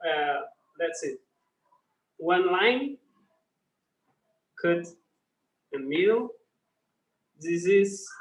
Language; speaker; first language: English; non-native, learner; Portuguese